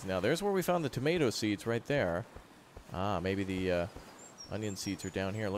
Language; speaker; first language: English; native; English